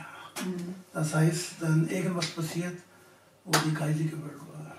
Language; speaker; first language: German; non-native, learner; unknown